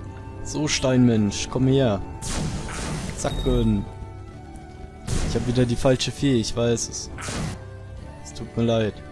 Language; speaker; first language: German; native; German